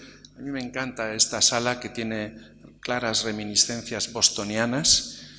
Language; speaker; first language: Spanish; native; Spanish